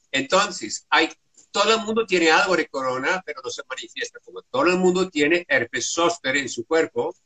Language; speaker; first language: Spanish; non-native, fluent; Dutch